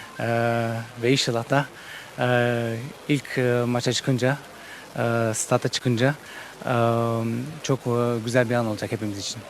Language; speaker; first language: Turkish; early bilingual, heritage; Turkish